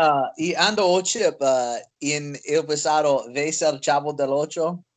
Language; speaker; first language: Spanish; non-native, learner; English